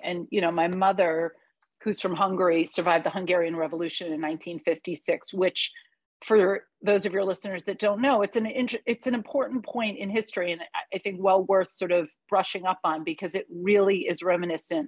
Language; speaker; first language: English; early bilingual, other home language; Hungarian